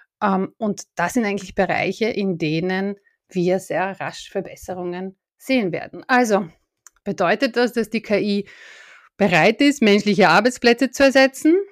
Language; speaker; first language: German; native; German